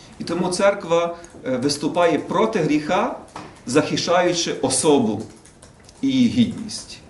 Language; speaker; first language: Ukrainian; native; Ukrainian